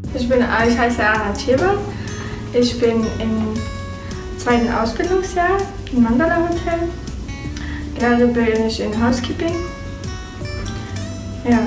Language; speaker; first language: German; non-native, fluent; Russian